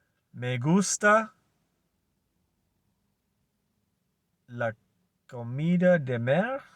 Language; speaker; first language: Spanish; non-native, learner; English